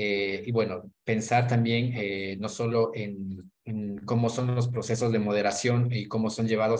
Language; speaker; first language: Spanish; native; Spanish